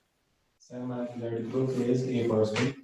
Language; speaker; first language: English; non-native, learner; Hindi